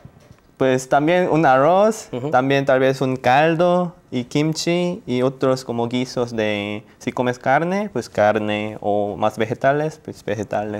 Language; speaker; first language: Spanish; non-native, learner; Korean